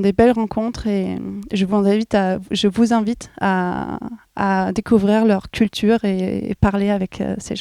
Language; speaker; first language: French; non-native, fluent; German